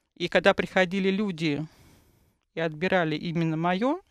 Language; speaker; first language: Russian; native; Russian